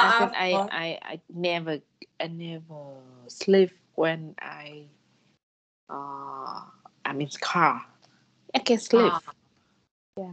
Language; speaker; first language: English; non-native, learner; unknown